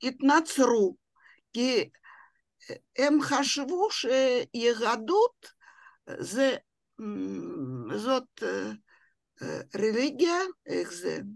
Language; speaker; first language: Hebrew; non-native, fluent; Russian